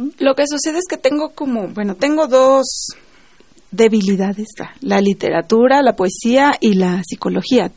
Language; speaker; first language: Spanish; non-native, local second language; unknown